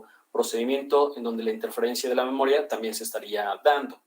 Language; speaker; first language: Spanish; native; Spanish